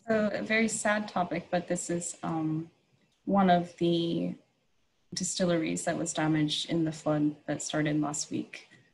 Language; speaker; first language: English; non-native, fluent; Japanese